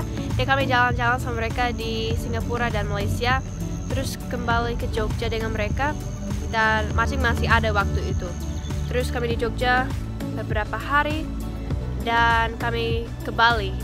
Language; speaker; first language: Indonesian; non-native, fluent; English